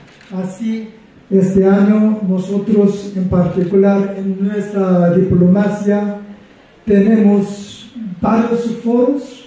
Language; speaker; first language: Spanish; non-native, fluent; Korean